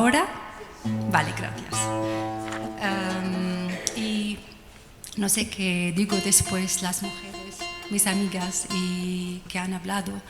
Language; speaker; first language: Spanish; non-native, learner; Arabic